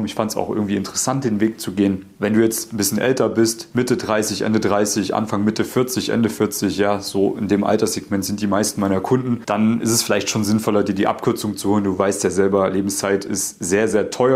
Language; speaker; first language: German; native; German